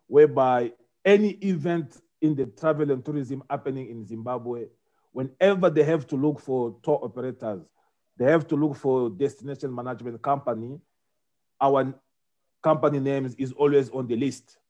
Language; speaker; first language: English; non-native, fluent; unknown